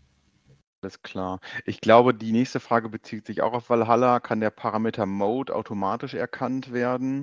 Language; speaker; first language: German; native; German